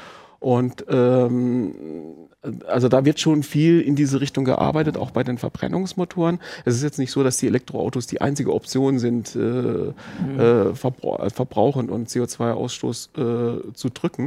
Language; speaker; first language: German; native; German